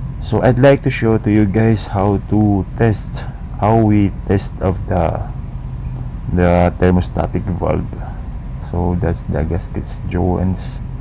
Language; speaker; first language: English; non-native, local second language; Filipino